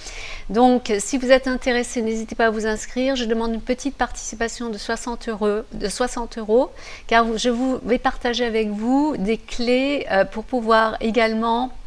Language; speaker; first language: French; native; French